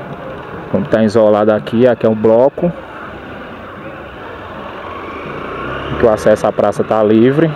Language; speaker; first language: Portuguese; native; Portuguese